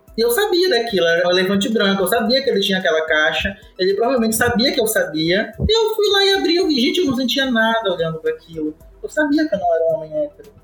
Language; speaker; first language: Portuguese; native; Portuguese